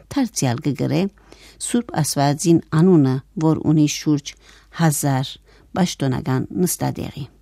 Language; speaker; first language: Armenian; native; Armenian